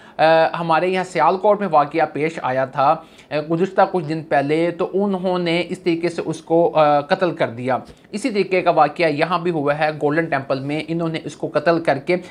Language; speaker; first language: Urdu; native; Urdu